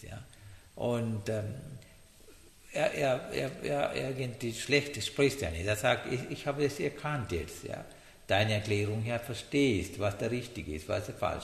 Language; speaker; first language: German; non-native, learner; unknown